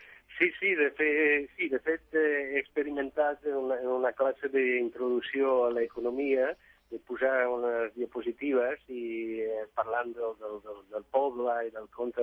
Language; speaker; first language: Catalan; non-native, fluent; Italian